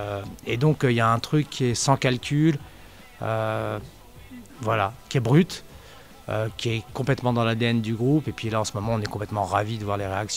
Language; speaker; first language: French; native; French